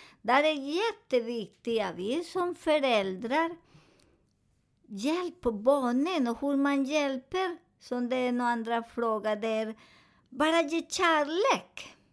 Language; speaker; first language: Swedish; non-native, fluent; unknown